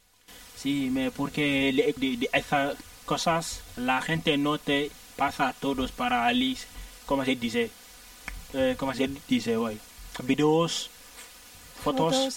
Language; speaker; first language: Spanish; non-native, learner; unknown